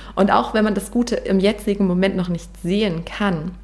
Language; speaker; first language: German; native; German